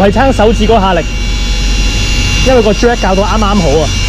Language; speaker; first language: Chinese; native; Chinese